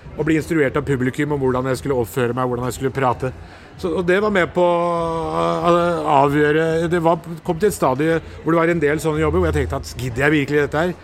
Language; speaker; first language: Norwegian; early bilingual, other home language; Urdu